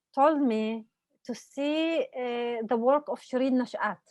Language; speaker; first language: English; non-native, fluent; Hebrew